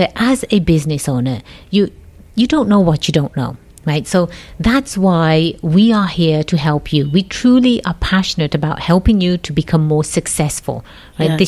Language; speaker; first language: English; native; English